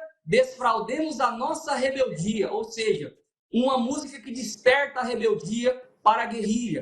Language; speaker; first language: Portuguese; native; Portuguese